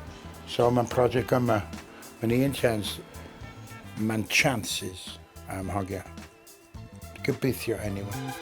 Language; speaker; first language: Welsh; non-native, learner; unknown